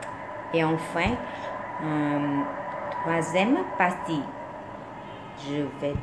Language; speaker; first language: French; non-native, learner; Vietnamese